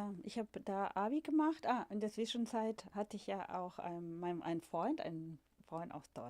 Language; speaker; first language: German; non-native, fluent; Spanish